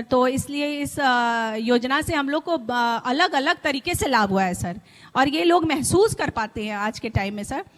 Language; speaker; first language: Hindi; native; Hindi